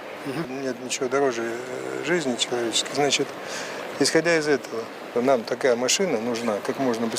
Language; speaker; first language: Russian; native; Russian